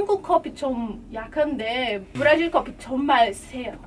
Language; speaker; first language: Korean; non-native, fluent; Portuguese